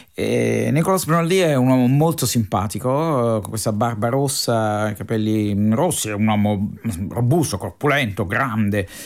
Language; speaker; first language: Italian; native; Italian